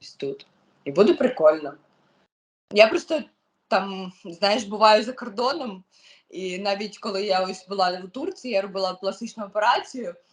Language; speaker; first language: Ukrainian; non-native, local second language; Russian